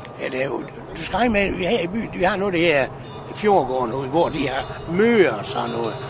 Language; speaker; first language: Danish; native; Danish